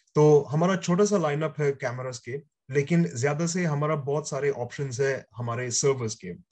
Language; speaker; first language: Hindi; native; Hindi